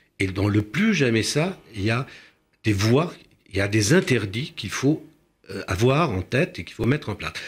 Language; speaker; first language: French; early bilingual, other home language; Romanian